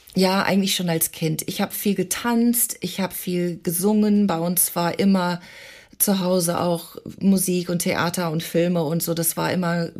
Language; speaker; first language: German; early bilingual, other home language; English